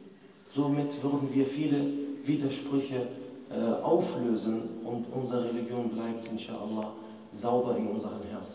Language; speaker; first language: German; non-native, fluent; Arabic